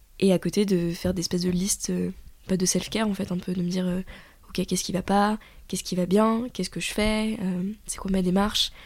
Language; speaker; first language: French; native; French